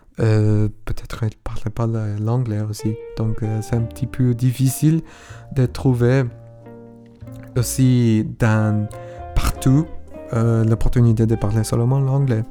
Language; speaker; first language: French; non-native, learner; Spanish